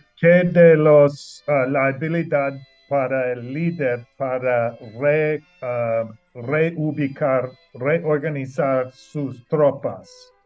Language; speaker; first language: Spanish; non-native, learner; English